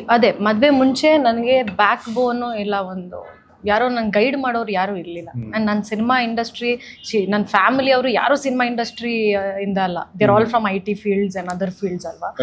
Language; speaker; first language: Kannada; non-native, local second language; Konkani